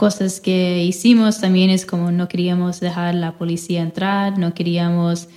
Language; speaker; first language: Spanish; non-native, fluent; English